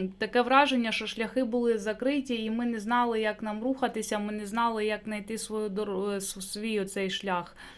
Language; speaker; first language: Ukrainian; non-native, local second language; Russian